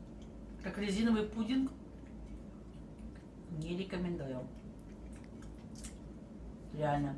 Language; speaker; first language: Russian; native; Russian